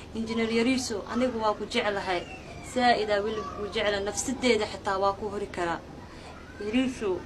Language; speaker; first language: Somali; early bilingual, heritage; Somali